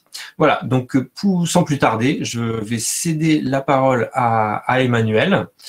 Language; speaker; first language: French; native; French